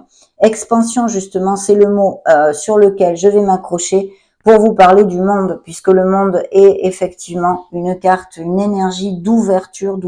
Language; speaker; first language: French; native; French